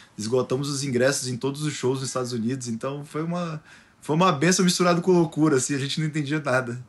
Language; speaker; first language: Portuguese; native; Portuguese